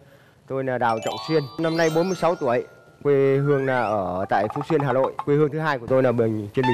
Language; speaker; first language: Vietnamese; native; Vietnamese